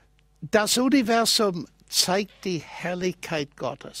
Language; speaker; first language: German; non-native, fluent; English